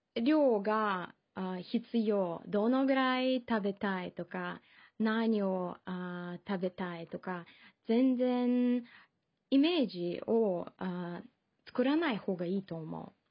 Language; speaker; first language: Japanese; non-native, fluent; Russian